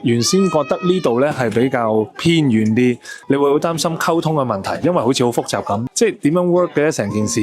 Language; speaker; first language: Cantonese; native; Cantonese